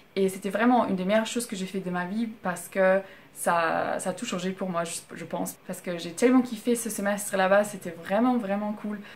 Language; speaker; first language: French; non-native, fluent; German